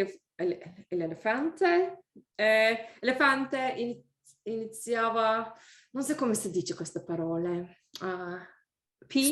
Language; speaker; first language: Italian; non-native, learner; English